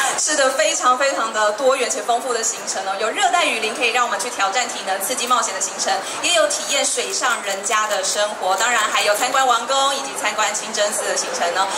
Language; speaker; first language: Chinese; native; Chinese